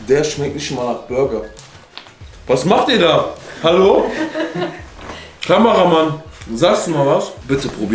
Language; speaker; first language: German; native; German